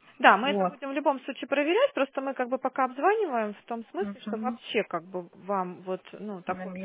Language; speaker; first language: Russian; native; Russian